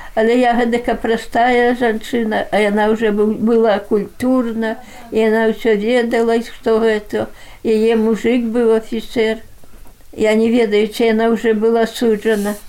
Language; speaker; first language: Belarusian; native; Belarusian